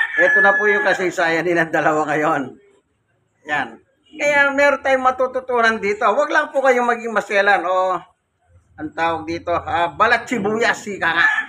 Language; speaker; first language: Filipino; non-native, local second language; Pampanga